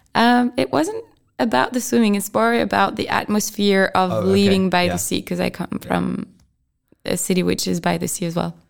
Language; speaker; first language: English; non-native, fluent; French